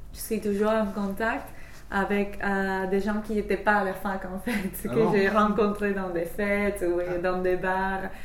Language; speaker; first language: French; non-native, fluent; English